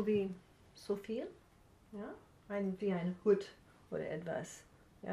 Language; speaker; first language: German; non-native, fluent; English